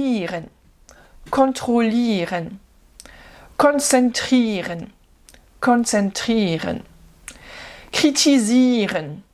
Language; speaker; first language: German; non-native, fluent; French